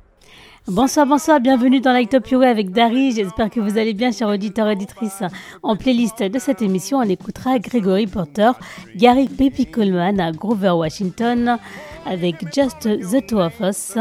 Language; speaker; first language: French; native; French